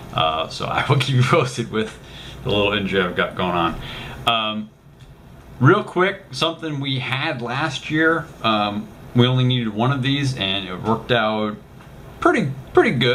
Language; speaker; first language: English; native; English